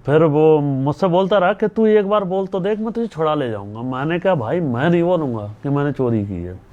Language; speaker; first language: Hindi; native; Hindi